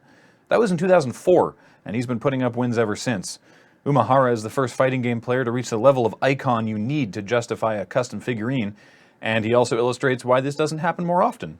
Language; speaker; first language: English; native; English